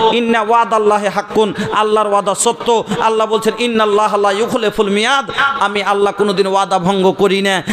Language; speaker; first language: Bangla; non-native, local second language; Bhojpuri